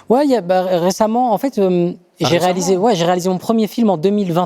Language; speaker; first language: French; native; French